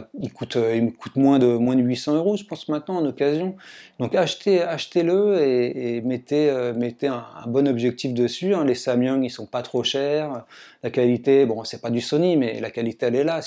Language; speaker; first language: French; native; French